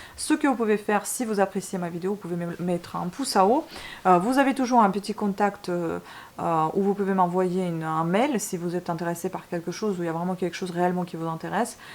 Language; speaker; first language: French; non-native, fluent; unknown